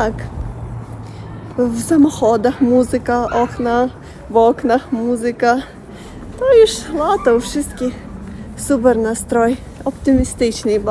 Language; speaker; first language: Polish; non-native, learner; Russian